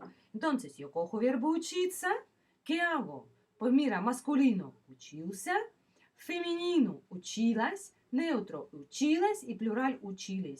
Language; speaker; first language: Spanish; non-native, fluent; Russian